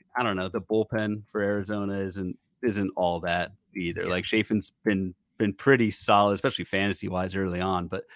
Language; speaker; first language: English; native; English